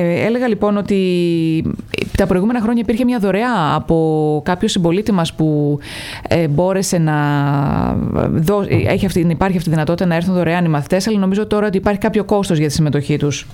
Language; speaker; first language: Greek; native; Greek